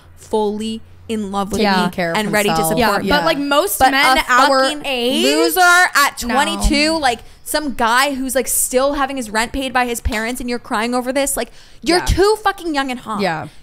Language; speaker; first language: English; native; English